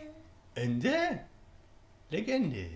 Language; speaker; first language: German; native; German